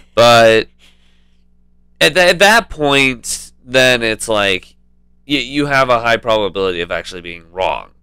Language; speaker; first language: English; native; English